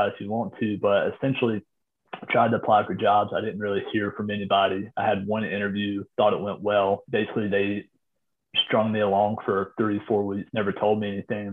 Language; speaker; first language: English; native; English